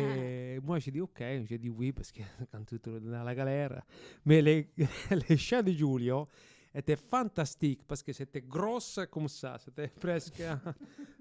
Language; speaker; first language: French; non-native, fluent; Italian